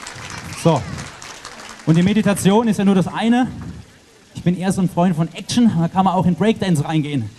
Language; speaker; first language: German; native; German